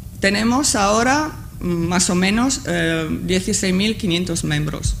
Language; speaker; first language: Spanish; non-native, fluent; Italian